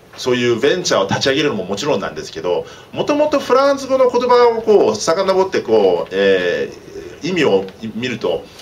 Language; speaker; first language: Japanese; early bilingual, heritage; Japanese